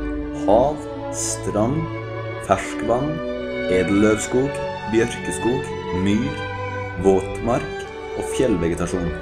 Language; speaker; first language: Norwegian; native; Norwegian